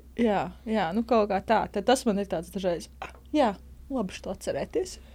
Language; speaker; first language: Latvian; native; Latvian